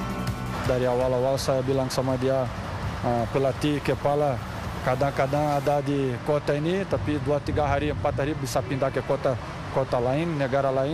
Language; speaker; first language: Indonesian; non-native, fluent; Portuguese